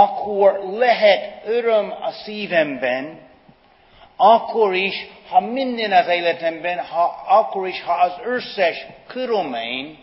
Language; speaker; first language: Hungarian; non-native, fluent; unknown